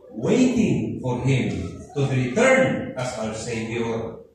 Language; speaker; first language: English; non-native, local second language; Filipino